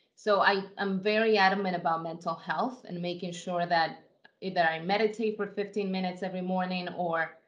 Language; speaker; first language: English; non-native, fluent; Spanish